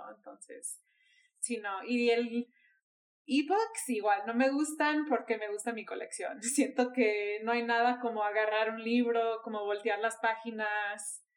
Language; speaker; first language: Spanish; early bilingual, heritage; Spanish